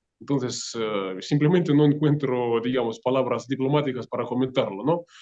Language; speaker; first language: Spanish; non-native, fluent; Russian